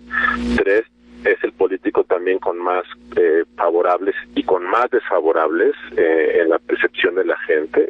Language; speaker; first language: Spanish; native; Spanish